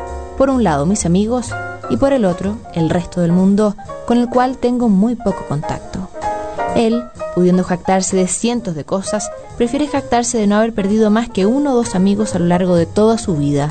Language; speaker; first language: Spanish; native; Spanish